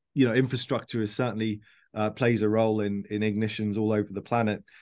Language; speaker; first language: English; native; English